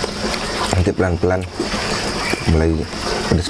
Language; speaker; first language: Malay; non-native, local second language; Sundanese